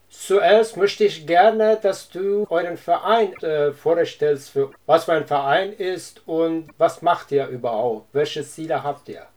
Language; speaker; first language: German; non-native, learner; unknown